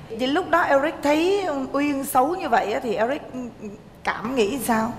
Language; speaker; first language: Vietnamese; native; Vietnamese